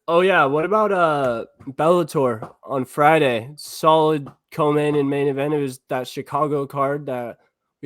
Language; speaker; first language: English; native; English